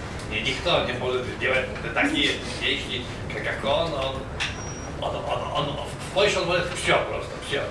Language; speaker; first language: Russian; non-native, fluent; Polish